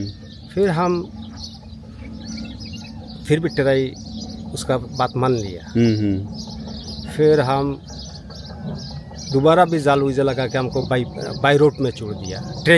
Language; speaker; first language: Hindi; non-native, fluent; Pashto